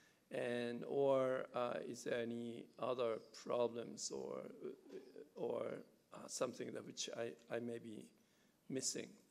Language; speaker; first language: English; non-native, fluent; Japanese